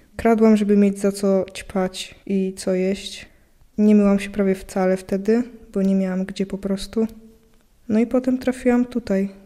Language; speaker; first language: Polish; native; Polish